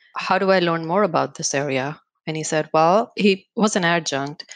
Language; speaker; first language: English; non-native, local second language; Hindi